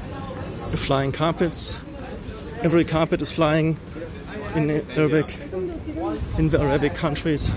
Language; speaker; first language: English; non-native, fluent; German